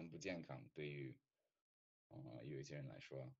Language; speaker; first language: Chinese; non-native, fluent; English